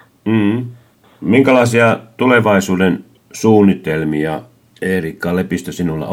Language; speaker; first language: Finnish; native; Finnish